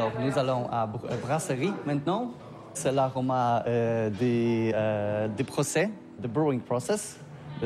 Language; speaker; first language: French; non-native, learner; Polish